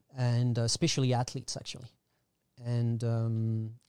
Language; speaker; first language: English; non-native, fluent; French